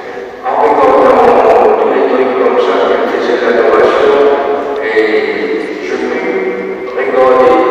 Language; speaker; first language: French; non-native, local second language; Morisyen